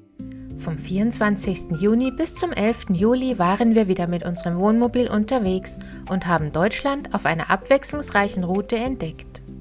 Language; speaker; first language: German; native; German